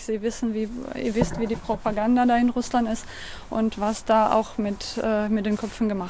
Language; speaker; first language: German; non-native, fluent; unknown